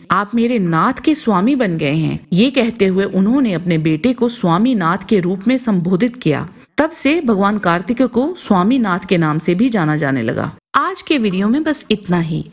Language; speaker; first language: Hindi; non-native, local second language; Punjabi